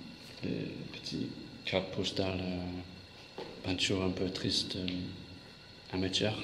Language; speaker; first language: French; non-native, fluent; English